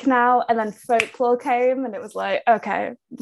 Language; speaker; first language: English; native; English